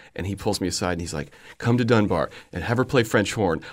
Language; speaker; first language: English; native; English